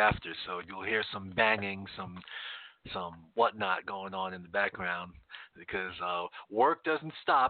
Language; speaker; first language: English; native; English